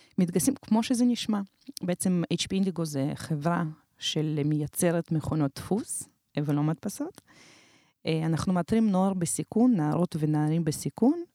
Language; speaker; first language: Hebrew; non-native, fluent; Russian